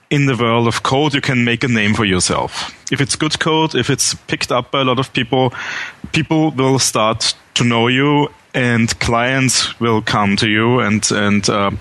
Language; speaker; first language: English; non-native, fluent; German